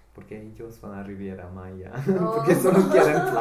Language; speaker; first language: Spanish; non-native, fluent; English